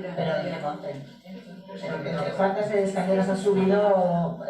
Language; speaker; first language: Spanish; native; Spanish